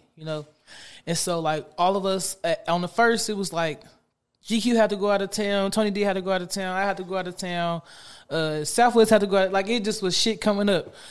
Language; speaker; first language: English; native; English